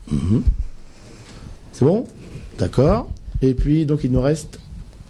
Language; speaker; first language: French; native; French